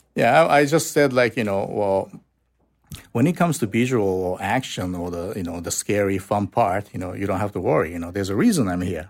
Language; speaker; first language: English; non-native, fluent; Japanese